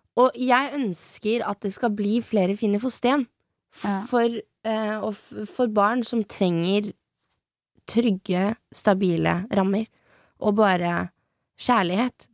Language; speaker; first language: Norwegian; early bilingual, other home language; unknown